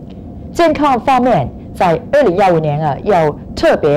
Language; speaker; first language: Chinese; non-native, local second language; Cantonese